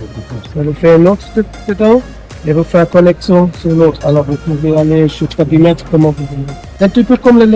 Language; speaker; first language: French; non-native, learner; German